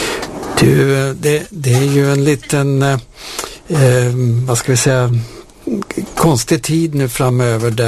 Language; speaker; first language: Swedish; native; Swedish